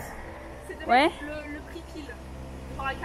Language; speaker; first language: French; native; French